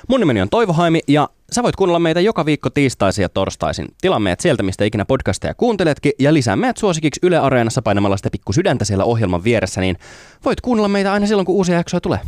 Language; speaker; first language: Finnish; native; Finnish